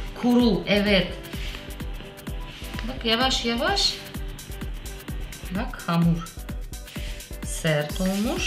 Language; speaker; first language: Turkish; non-native, learner; Russian